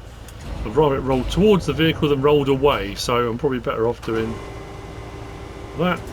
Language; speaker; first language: English; native; English